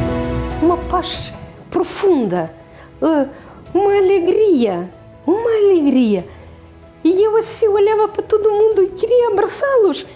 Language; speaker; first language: Portuguese; non-native, fluent; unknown